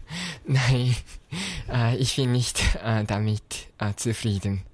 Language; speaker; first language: German; non-native, fluent; Japanese